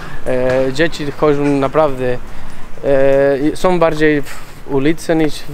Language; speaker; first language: Polish; non-native, learner; Spanish